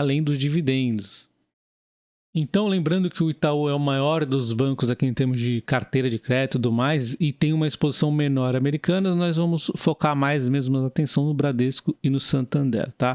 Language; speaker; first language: Portuguese; native; Portuguese